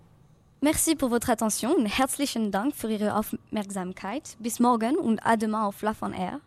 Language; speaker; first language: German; non-native, learner; French